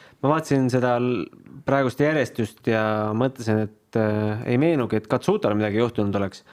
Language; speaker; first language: Estonian; native; Estonian